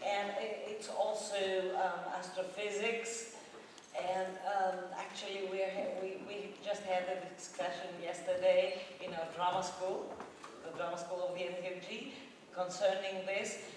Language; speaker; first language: English; non-native, fluent; Greek